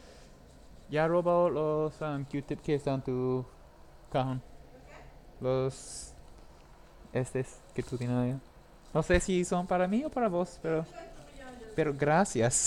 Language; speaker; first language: Spanish; non-native, learner; English